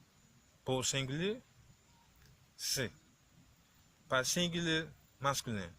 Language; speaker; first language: French; non-native, learner; Spanish